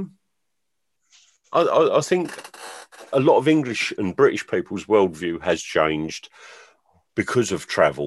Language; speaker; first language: English; native; English